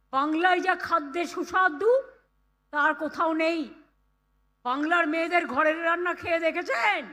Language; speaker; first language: Bangla; native; Bangla